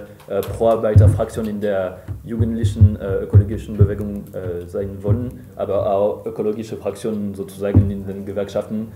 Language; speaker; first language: German; non-native, fluent; French